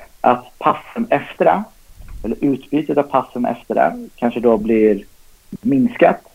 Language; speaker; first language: Swedish; native; Swedish